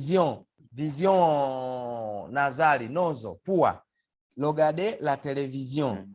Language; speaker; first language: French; non-native, fluent; Swahili